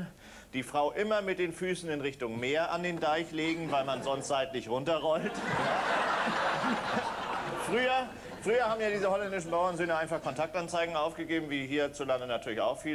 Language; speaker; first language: German; native; German